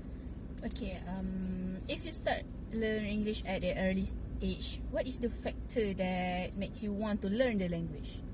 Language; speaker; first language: English; non-native, local second language; Malay